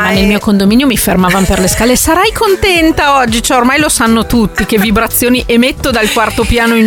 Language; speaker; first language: Italian; native; Italian